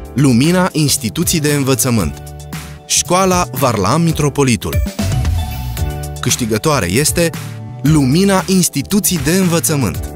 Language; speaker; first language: Romanian; native; Romanian